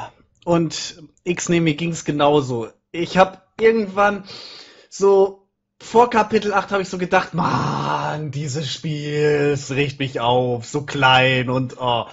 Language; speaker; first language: German; native; German